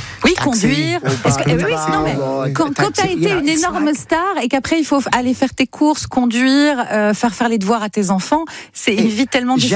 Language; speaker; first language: French; native; French